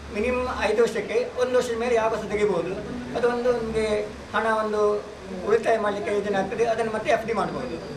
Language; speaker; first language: Kannada; native; Kannada